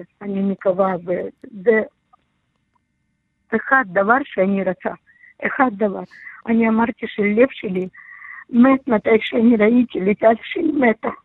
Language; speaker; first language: Hebrew; non-native, learner; Russian